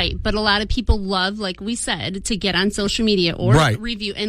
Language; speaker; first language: English; native; English